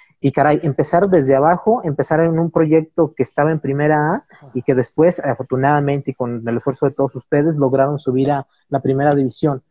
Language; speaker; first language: Spanish; native; Spanish